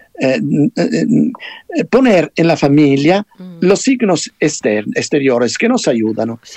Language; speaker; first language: Spanish; non-native, fluent; Italian